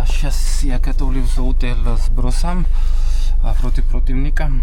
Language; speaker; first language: Ukrainian; non-native, learner; Georgian